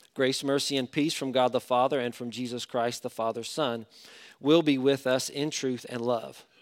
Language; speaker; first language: English; native; English